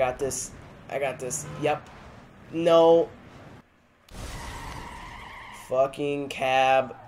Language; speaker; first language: English; native; English